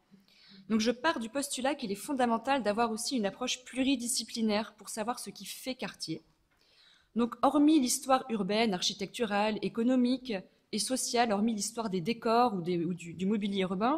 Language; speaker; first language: French; native; French